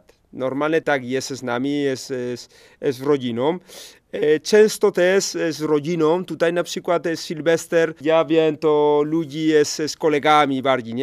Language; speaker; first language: Polish; non-native, learner; Spanish